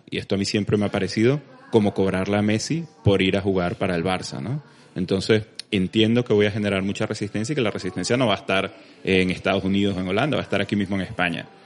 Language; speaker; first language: Spanish; native; Spanish